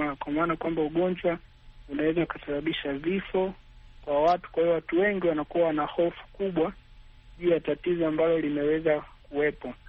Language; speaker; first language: Swahili; native; Swahili